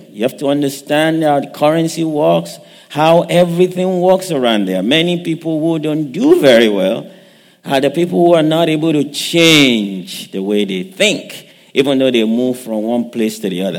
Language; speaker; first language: English; non-native, local second language; Yoruba